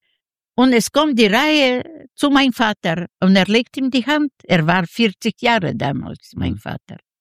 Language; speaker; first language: German; non-native, learner; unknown